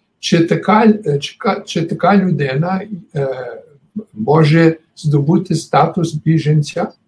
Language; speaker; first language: Ukrainian; early bilingual, heritage; Ukrainian